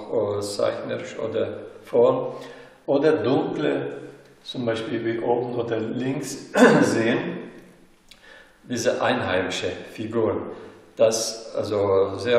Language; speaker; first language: German; non-native, fluent; Turkish